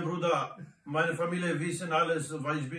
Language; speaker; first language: German; non-native, learner; Albanian